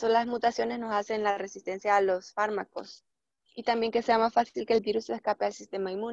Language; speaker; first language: Spanish; native; Spanish